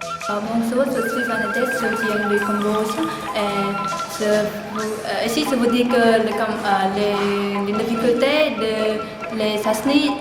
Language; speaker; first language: French; non-native, learner; Khmer